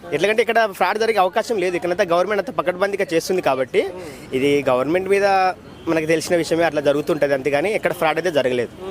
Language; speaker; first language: Telugu; non-native, local second language; Lambadi